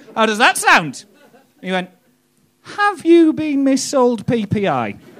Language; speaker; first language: English; native; English